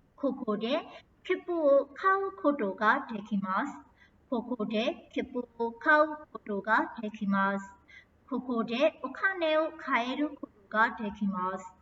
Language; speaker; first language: Japanese; non-native, fluent; Burmese